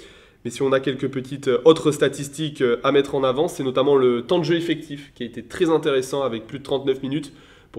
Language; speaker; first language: French; native; French